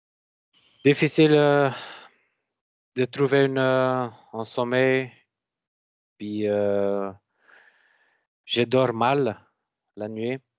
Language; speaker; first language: French; non-native, learner; Macedonian